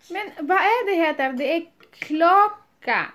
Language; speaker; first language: Swedish; non-native, learner; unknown